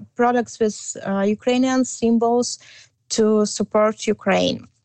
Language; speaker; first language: English; non-native, learner; Ukrainian